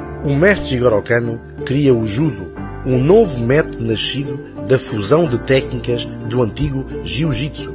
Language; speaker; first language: Portuguese; native; Portuguese